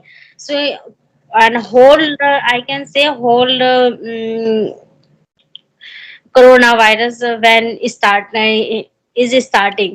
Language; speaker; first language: English; non-native, learner; Hindi